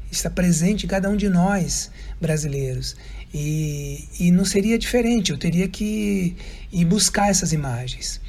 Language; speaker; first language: Portuguese; native; Portuguese